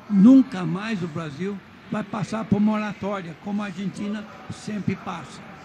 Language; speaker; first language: Portuguese; non-native, fluent; Chinese